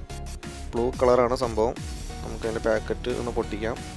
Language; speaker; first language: Malayalam; native; Malayalam